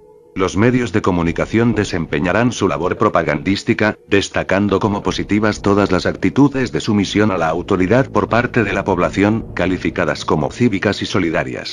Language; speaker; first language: Spanish; native; Spanish